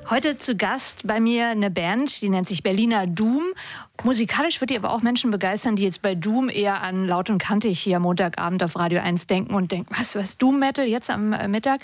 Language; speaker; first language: German; native; German